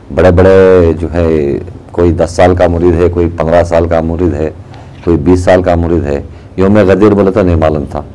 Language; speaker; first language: Urdu; native; Urdu